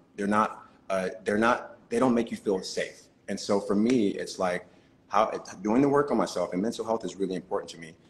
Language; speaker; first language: English; native; English